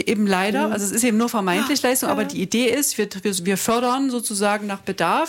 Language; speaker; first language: German; native; German